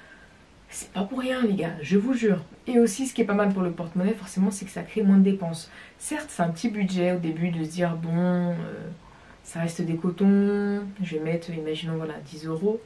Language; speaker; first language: French; native; French